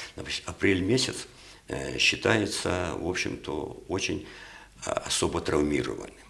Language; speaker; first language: Russian; native; Russian